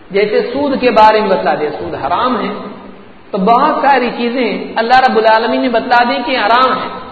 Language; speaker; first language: Urdu; native; Urdu